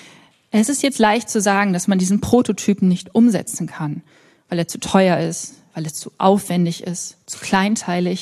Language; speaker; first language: German; native; German